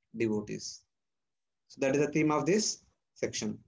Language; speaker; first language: English; non-native, local second language; Telugu